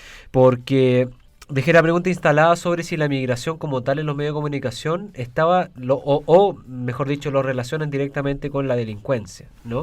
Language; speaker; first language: Spanish; native; Spanish